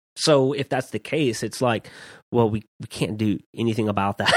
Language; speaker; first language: English; native; English